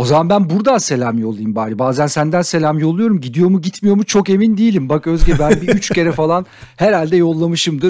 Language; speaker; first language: Turkish; native; Turkish